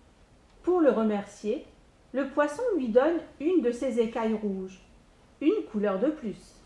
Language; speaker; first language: French; native; French